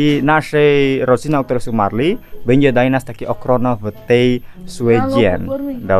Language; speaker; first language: Polish; non-native, learner; Balinese